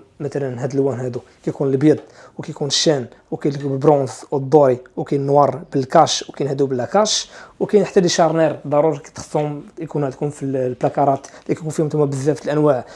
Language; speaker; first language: Arabic; native; Arabic